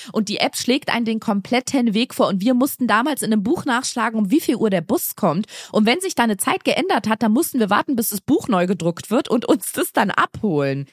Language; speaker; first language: German; native; German